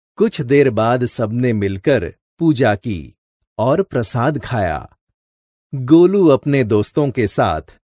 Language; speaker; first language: Hindi; non-native, local second language; Gujarati